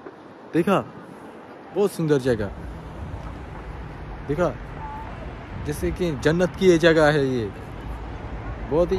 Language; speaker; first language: Hindi; non-native, learner; Bangla